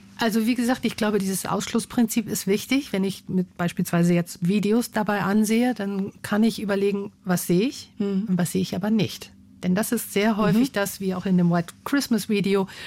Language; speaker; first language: German; native; German